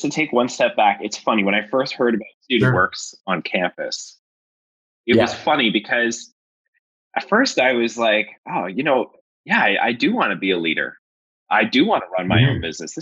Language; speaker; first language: English; native; English